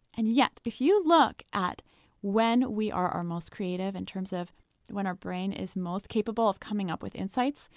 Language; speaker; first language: English; non-native, fluent; French